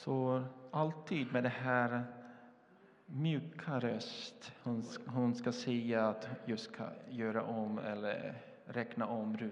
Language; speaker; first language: Swedish; non-native, fluent; Portuguese